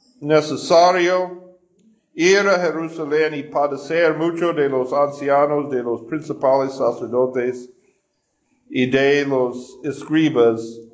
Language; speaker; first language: Spanish; non-native, fluent; English